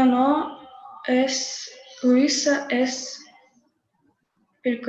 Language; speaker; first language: Spanish; non-native, learner; Russian